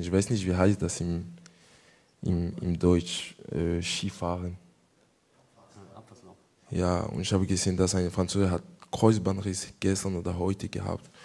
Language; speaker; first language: German; non-native, learner; French